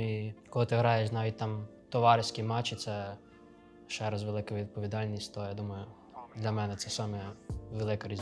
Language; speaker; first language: Ukrainian; early bilingual, other home language; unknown